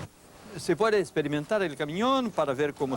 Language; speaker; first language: Spanish; non-native, learner; Portuguese